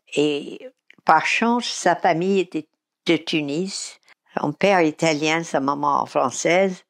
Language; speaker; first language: French; non-native, fluent; English